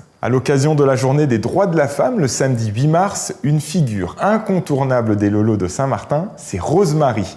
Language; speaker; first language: French; native; French